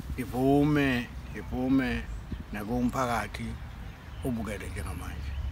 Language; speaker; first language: Zulu; native; Zulu